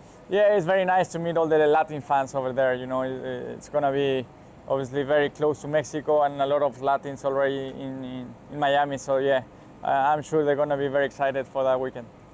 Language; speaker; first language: English; non-native, fluent; Spanish